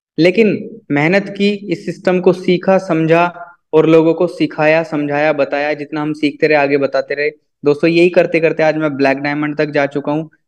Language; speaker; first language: Hindi; native; Hindi